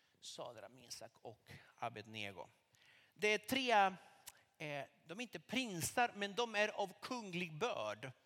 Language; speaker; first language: Swedish; non-native, fluent; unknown